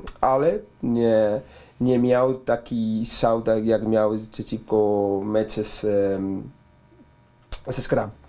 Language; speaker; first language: Polish; non-native, learner; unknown